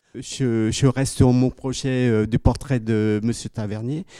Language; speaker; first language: French; early bilingual, other home language; Khmer